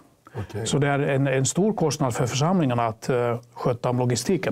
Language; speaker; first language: Swedish; non-native, fluent; Finnish